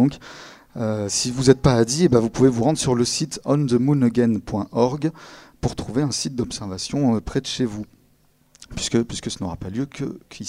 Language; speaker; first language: French; native; French